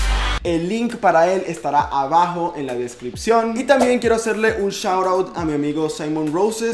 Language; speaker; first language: Spanish; native; Spanish